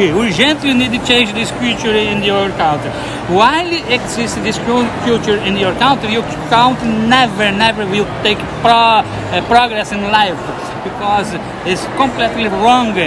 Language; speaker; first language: English; non-native, learner; Portuguese